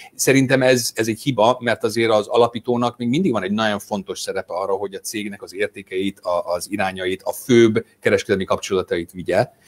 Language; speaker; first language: Hungarian; early bilingual, heritage; English